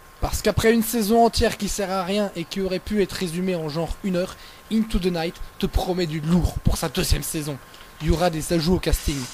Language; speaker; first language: French; native; French